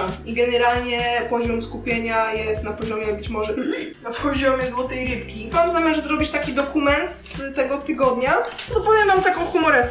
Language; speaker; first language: Polish; native; Polish